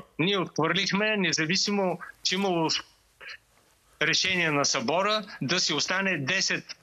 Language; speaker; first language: Bulgarian; native; Bulgarian